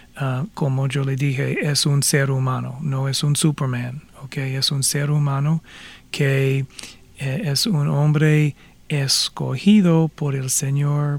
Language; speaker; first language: Spanish; non-native, fluent; English